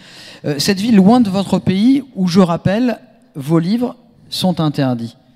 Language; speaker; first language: French; native; French